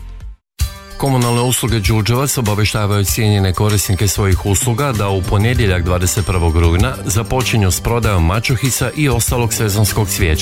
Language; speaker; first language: Croatian; native; Croatian